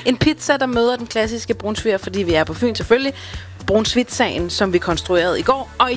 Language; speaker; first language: Danish; native; Danish